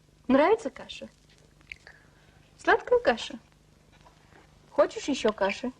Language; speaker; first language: Russian; native; Russian